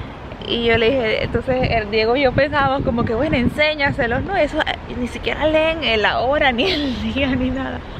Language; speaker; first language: Spanish; native; Spanish